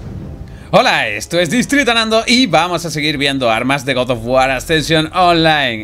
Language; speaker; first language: Spanish; native; Spanish